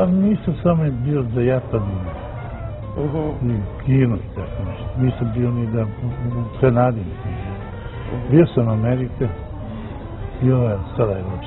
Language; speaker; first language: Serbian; non-native, local second language; Romany